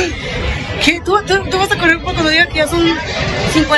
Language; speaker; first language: Spanish; native; Spanish